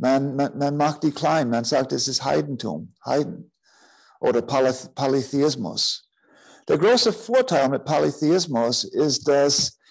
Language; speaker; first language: German; non-native, fluent; English